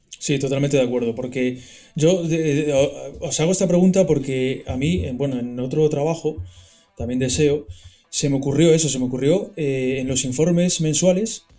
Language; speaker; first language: Spanish; native; Spanish